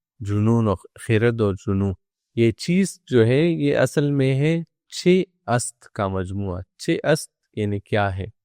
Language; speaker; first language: Urdu; non-native, local second language; Pashto